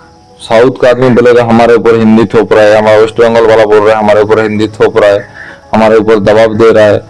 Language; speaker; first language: Hindi; non-native, local second language; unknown